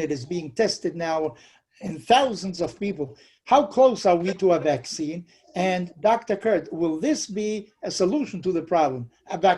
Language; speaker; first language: English; non-native, fluent; Spanish